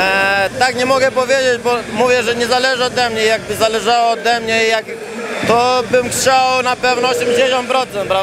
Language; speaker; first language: Polish; non-native, fluent; Albanian